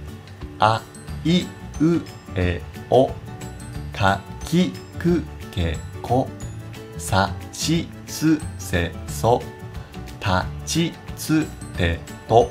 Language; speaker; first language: Japanese; native; Japanese